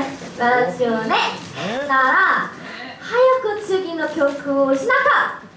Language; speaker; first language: Japanese; non-native, learner; Korean